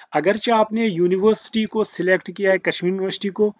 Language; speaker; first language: Hindi; native; Hindi